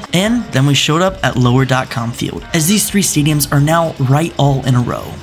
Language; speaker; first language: English; native; English